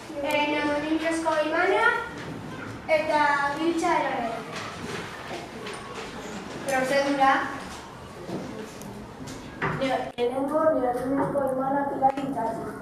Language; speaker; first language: Basque; non-native, local second language; Spanish